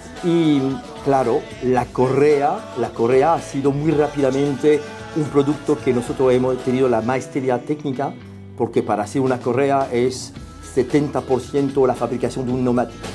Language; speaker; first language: Spanish; non-native, fluent; French